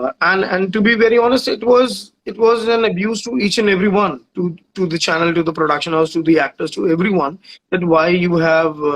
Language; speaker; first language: English; non-native, local second language; Hindi